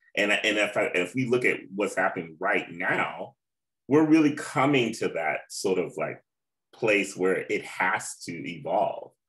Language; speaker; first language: English; native; English